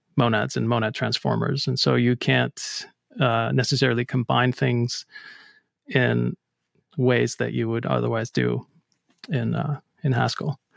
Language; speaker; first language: English; non-native, fluent; Icelandic